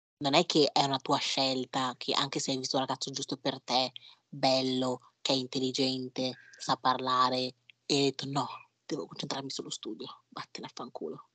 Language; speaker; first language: Italian; early bilingual, other home language; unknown